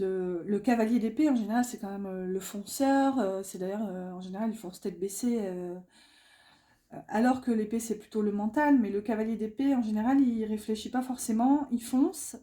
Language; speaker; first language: French; native; French